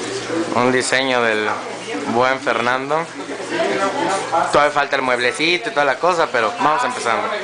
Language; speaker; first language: Spanish; native; Spanish